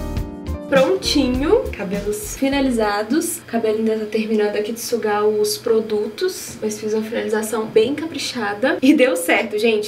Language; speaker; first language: Portuguese; native; Portuguese